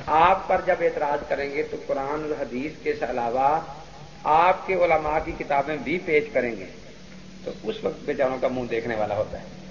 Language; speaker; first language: Urdu; non-native, local second language; Punjabi